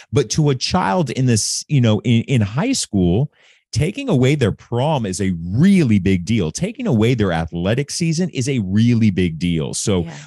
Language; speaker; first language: English; native; English